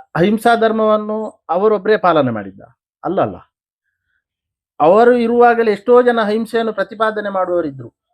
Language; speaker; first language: Kannada; non-native, local second language; Konkani